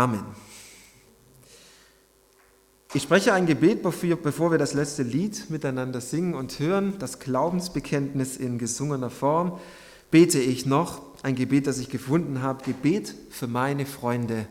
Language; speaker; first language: German; native; German